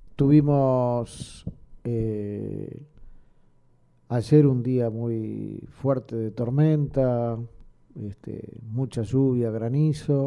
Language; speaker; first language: Spanish; native; Spanish